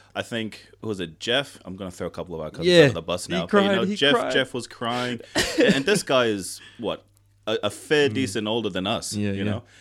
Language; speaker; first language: English; non-native, fluent; Tongan